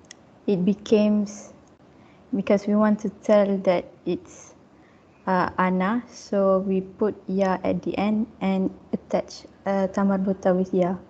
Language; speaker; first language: English; non-native, local second language; Malay